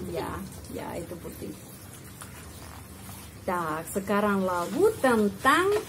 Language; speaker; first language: Indonesian; non-native, fluent; Russian